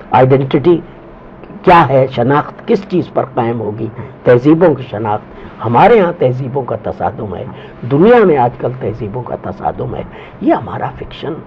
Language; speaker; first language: Urdu; non-native, local second language; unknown